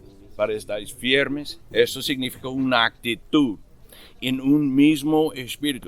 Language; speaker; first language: Spanish; non-native, fluent; English